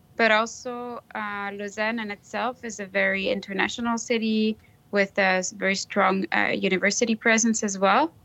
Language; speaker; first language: English; non-native, fluent; French